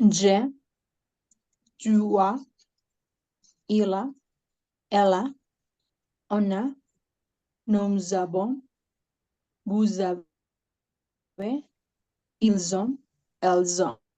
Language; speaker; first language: French; non-native, learner; Spanish